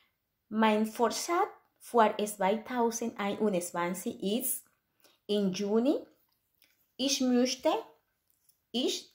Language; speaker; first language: German; non-native, learner; Spanish